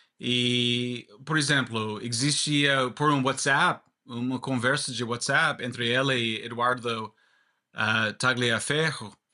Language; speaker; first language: Portuguese; non-native, fluent; English